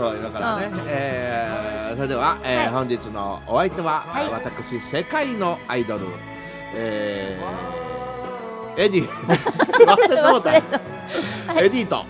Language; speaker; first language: Japanese; native; Japanese